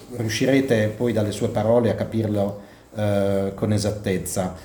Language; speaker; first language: Italian; native; Italian